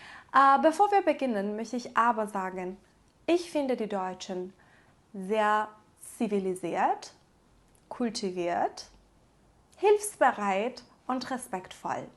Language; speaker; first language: German; non-native, fluent; Persian